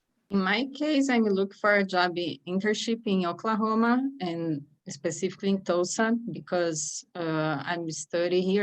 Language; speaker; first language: English; non-native, learner; Portuguese